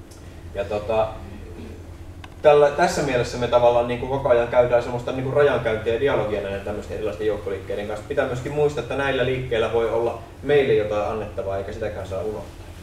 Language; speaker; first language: Finnish; native; Finnish